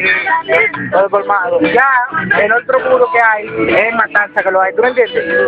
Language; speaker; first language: Spanish; native; Spanish